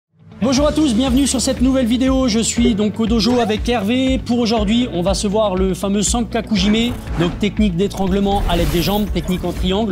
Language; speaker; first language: French; native; French